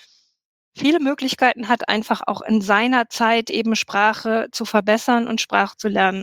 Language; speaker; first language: German; native; German